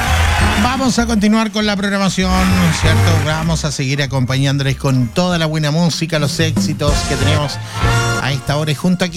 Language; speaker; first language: Spanish; native; Spanish